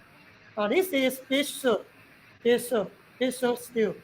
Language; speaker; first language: English; non-native, learner; Chinese